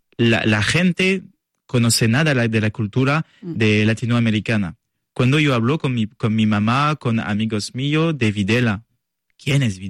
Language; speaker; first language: Spanish; non-native, learner; French